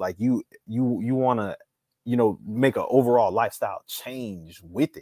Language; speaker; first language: English; native; English